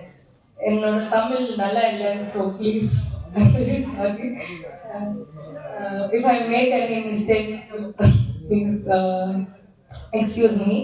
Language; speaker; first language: Tamil; non-native, learner; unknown